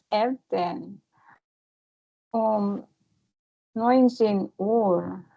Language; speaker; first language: German; non-native, learner; Filipino